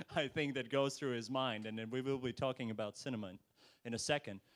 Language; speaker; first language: English; non-native, fluent; Latvian